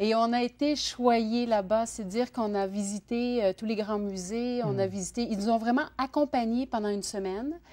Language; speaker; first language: French; native; French